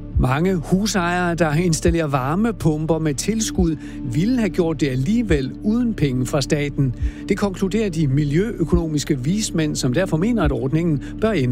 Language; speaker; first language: Danish; native; Danish